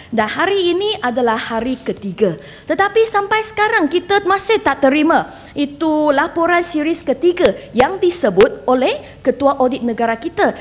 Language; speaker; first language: Malay; non-native, local second language; Chinese